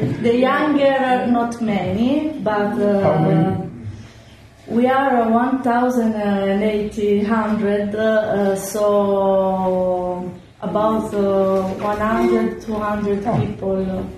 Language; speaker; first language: English; non-native, learner; Italian